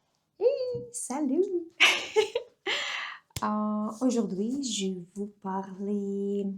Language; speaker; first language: French; non-native, learner; Russian